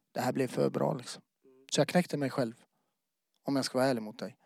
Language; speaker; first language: Swedish; early bilingual, other home language; Albanian